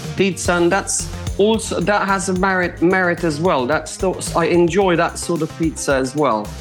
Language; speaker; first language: English; non-native, fluent; Croatian